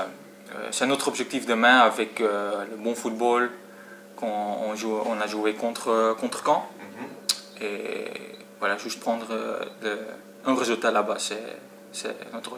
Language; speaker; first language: French; non-native, fluent; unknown